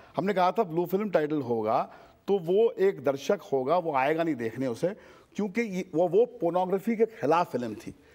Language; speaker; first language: Hindi; native; Hindi